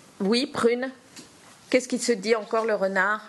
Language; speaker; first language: French; native; French